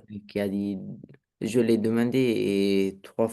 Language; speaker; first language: French; non-native, learner; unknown